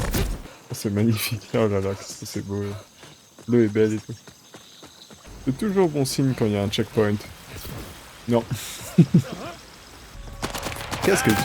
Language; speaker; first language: French; native; French